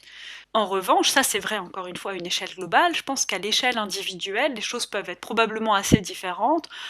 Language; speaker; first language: French; native; French